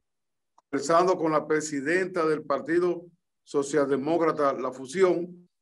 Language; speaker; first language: Spanish; native; Spanish